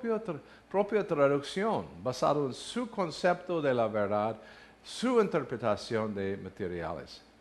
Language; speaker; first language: Spanish; non-native, learner; English